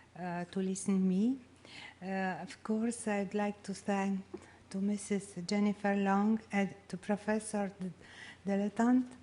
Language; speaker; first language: English; non-native, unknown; Romanian